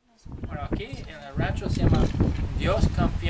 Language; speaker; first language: Spanish; non-native, learner; English